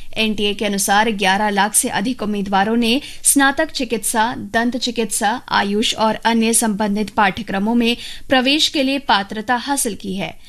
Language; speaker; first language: Hindi; native; Hindi